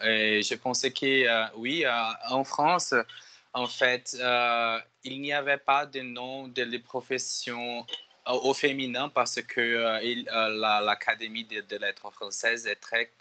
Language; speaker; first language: French; non-native, learner; Portuguese